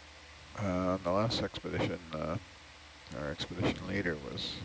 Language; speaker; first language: English; native; English